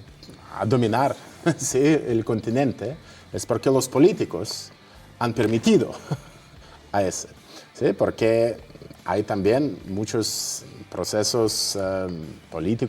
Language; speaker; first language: Spanish; non-native, fluent; Russian